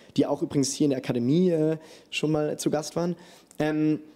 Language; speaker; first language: German; native; German